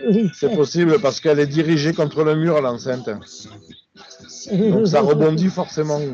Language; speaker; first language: French; native; French